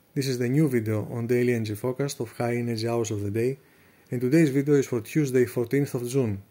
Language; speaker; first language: English; non-native, fluent; Greek